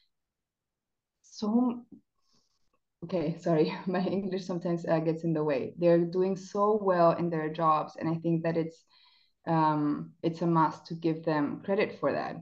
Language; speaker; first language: English; non-native, fluent; Spanish